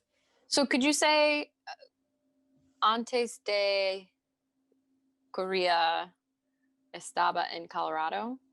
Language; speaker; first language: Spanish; non-native, learner; English